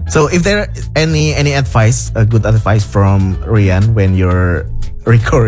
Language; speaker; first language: English; non-native, learner; Indonesian